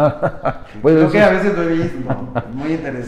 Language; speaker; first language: Spanish; native; Spanish